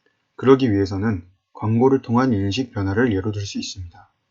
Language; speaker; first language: Korean; native; Korean